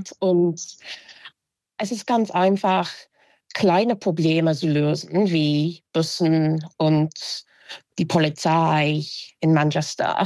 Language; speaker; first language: German; non-native, fluent; English